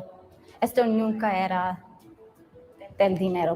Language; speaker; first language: Spanish; early bilingual, other home language; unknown